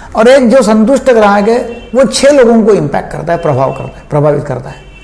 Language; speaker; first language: Hindi; non-native, local second language; Marathi